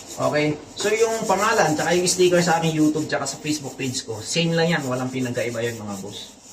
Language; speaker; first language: Filipino; non-native, local second language; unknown